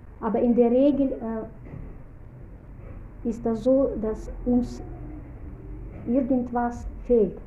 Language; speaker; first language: German; non-native, fluent; Russian